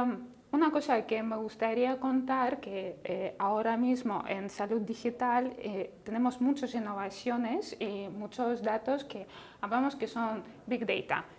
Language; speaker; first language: Spanish; non-native, fluent; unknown